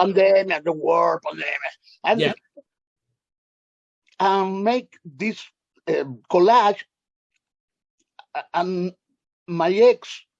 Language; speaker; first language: English; non-native, learner; Spanish